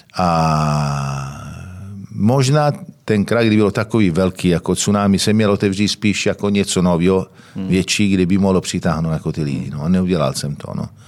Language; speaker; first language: Czech; non-native, fluent; Italian